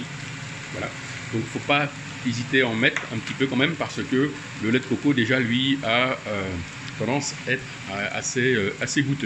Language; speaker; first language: French; native; French